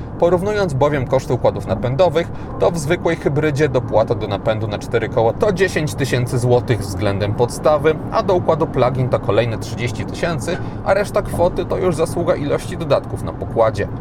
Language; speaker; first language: Polish; native; Polish